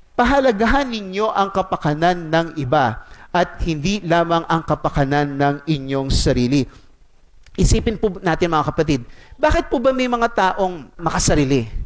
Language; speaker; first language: Filipino; non-native, local second language; Cebuano